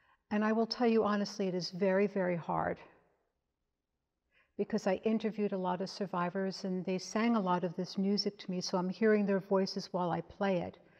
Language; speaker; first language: English; native; English